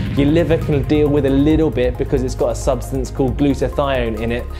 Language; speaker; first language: English; native; English